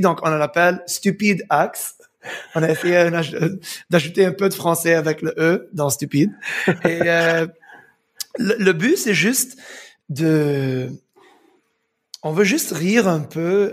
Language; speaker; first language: French; early bilingual, heritage; French